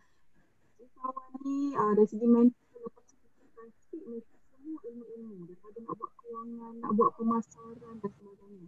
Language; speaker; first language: Malay; native; Malay